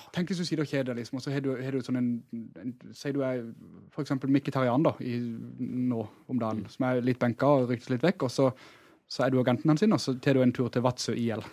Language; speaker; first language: Norwegian; native; Norwegian